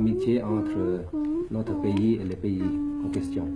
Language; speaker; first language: French; early bilingual, other home language; Thai